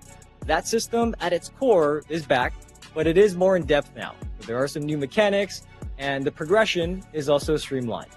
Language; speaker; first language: English; native; English